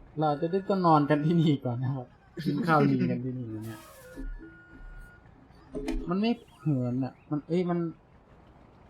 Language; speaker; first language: Thai; native; Thai